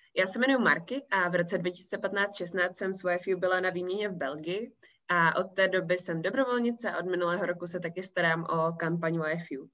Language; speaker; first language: Czech; native; Czech